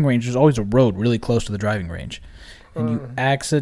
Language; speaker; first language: English; native; English